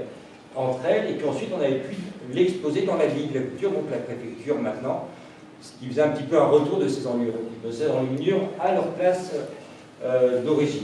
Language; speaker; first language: French; native; French